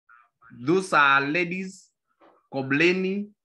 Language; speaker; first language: English; non-native, local second language; Kamba